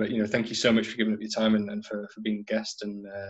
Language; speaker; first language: English; native; English